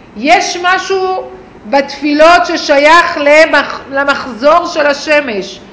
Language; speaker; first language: Hebrew; native; Hebrew